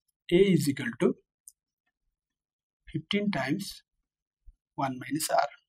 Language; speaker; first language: English; non-native, local second language; Nepali